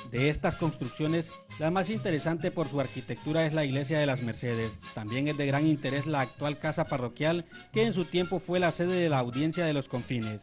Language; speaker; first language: Spanish; native; Spanish